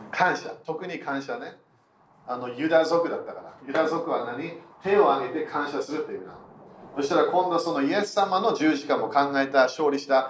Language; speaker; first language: Japanese; non-native, fluent; English